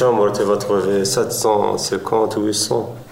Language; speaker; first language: French; non-native, learner; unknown